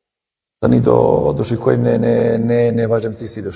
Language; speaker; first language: Albanian; non-native, learner; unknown